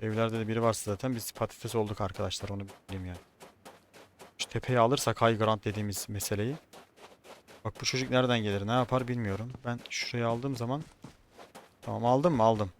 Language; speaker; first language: Turkish; native; Turkish